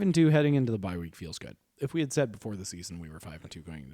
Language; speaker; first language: English; native; English